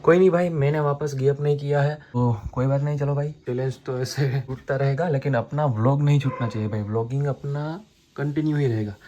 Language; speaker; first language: Hindi; non-native, local second language; Gujarati